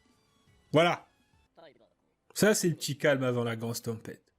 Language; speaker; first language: French; native; French